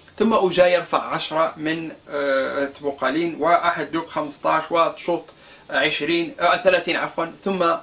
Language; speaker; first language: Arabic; non-native, local second language; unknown